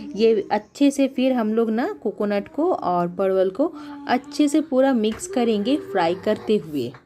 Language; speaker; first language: Hindi; non-native, local second language; Bangla